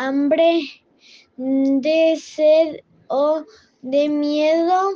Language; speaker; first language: Spanish; non-native, learner; French